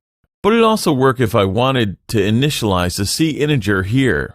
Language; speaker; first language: English; non-native, fluent; French